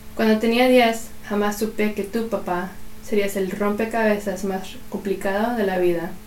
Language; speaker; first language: Spanish; early bilingual, other home language; English